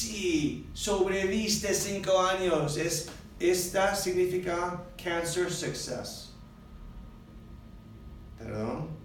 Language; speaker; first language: Spanish; non-native, learner; English